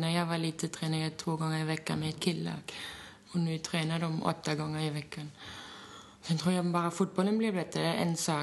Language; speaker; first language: Swedish; non-native, fluent; German